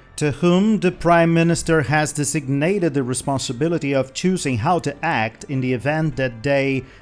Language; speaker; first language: English; non-native, fluent; Portuguese